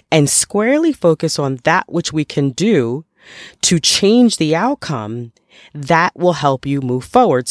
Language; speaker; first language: English; native; English